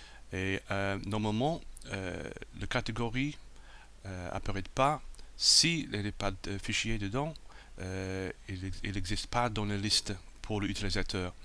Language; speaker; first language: French; non-native, fluent; English